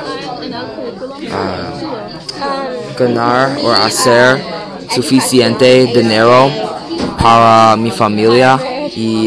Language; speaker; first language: Spanish; non-native, learner; English